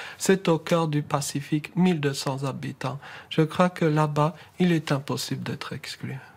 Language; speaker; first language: French; native; French